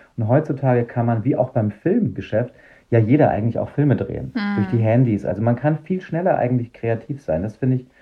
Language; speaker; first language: German; native; German